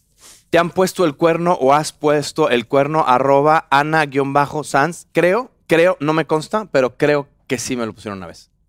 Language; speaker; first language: Spanish; native; Spanish